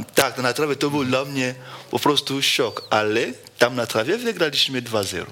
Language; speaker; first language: Polish; non-native, fluent; Lingala